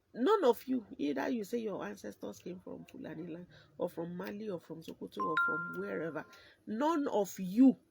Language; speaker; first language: English; non-native, local second language; Yoruba